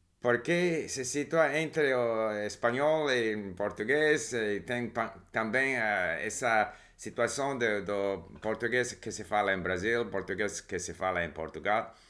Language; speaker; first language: Portuguese; non-native, learner; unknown